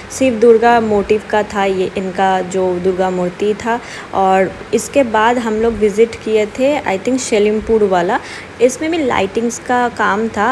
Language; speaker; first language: Hindi; non-native, local second language; Bangla